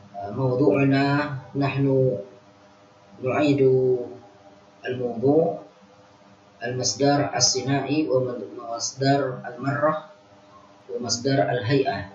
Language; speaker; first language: Arabic; non-native, fluent; Indonesian